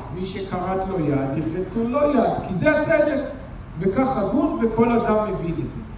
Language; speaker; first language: Hebrew; native; Hebrew